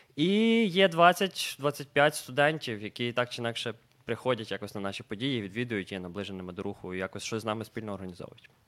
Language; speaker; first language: Ukrainian; native; Ukrainian